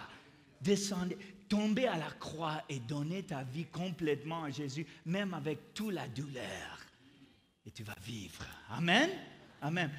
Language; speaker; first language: French; non-native, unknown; English